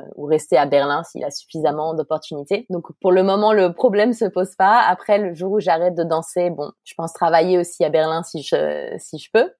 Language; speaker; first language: French; native; French